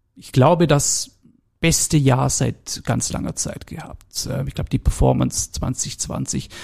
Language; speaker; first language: German; native; German